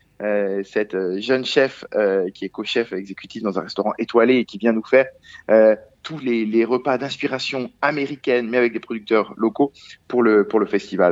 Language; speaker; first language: French; native; French